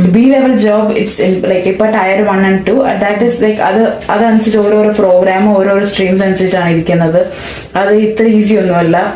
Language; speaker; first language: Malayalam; non-native, local second language; English